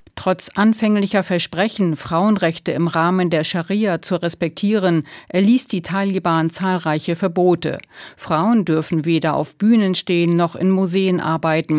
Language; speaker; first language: German; native; German